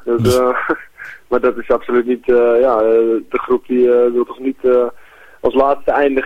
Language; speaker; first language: Dutch; native; Dutch